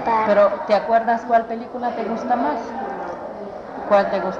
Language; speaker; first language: Spanish; native; Spanish